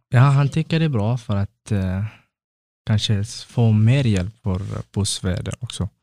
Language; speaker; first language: Swedish; non-native, learner; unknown